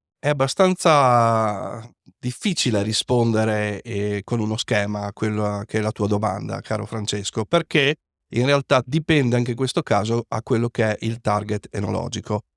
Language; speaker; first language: Italian; native; Italian